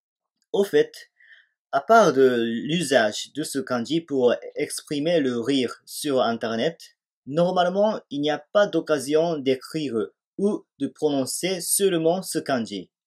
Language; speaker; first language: French; non-native, fluent; Japanese